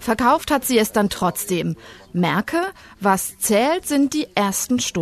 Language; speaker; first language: German; native; German